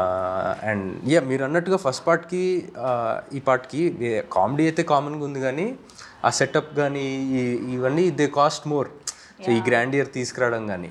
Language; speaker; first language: Telugu; native; Telugu